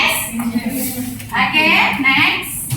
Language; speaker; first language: English; non-native, learner; Indonesian